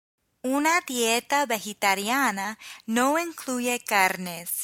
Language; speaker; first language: Spanish; non-native, fluent; English